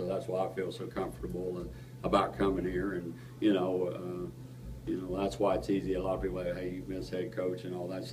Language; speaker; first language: English; native; English